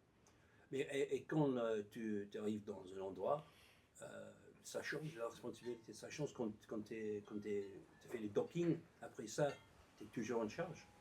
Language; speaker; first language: French; non-native, learner; English